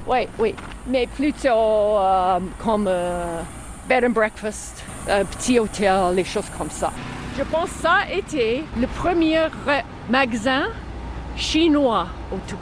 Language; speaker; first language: French; non-native, fluent; English